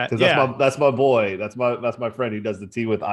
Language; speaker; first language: English; native; English